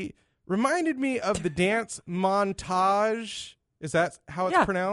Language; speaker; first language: English; native; English